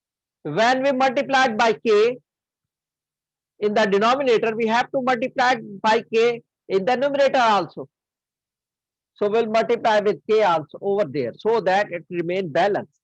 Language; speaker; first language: English; non-native, local second language; Hindi